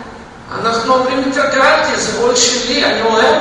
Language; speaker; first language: Hebrew; non-native, fluent; Russian